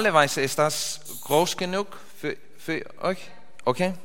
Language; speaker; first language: German; non-native, learner; Icelandic